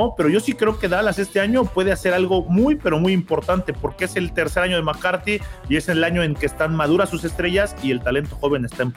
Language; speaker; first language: Spanish; native; Spanish